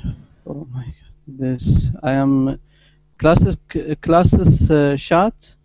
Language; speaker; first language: English; non-native, learner; Arabic